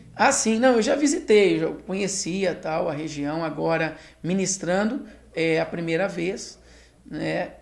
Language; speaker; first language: Portuguese; native; Portuguese